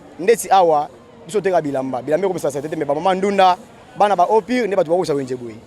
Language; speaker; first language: Lingala; native; Lingala